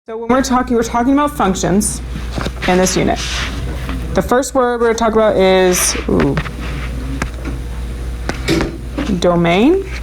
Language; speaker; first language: English; native; English